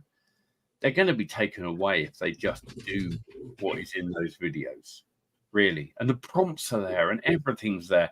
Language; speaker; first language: English; native; English